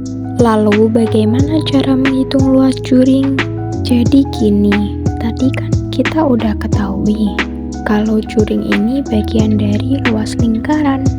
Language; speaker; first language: Indonesian; native; Indonesian